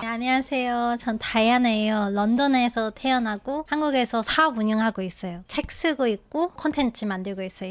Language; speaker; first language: Korean; non-native, fluent; English